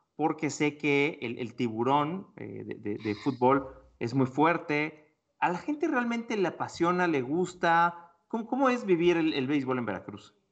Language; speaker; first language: Spanish; native; Spanish